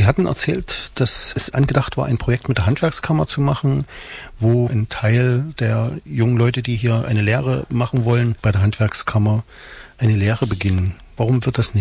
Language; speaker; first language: German; native; German